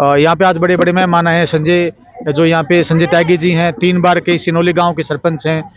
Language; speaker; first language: Hindi; native; Hindi